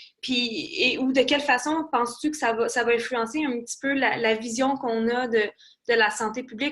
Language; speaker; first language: French; native; French